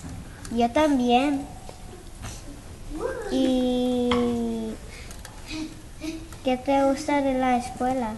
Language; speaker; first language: Spanish; early bilingual, other home language; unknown